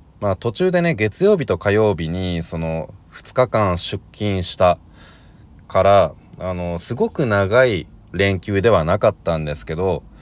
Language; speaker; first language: Japanese; native; Japanese